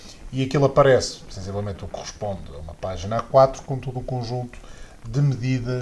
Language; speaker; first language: Portuguese; native; Portuguese